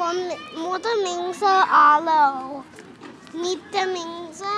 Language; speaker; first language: Chinese; non-native, learner; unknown